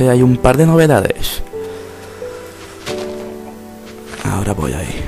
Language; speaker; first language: Spanish; native; Spanish